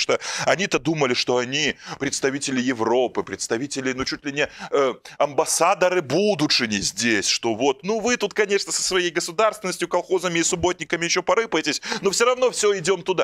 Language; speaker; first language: Russian; native; Russian